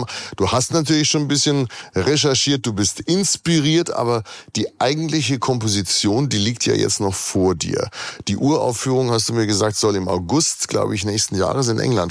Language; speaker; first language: German; native; German